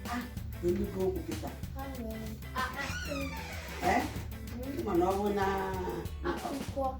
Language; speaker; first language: Igbo; native; Igbo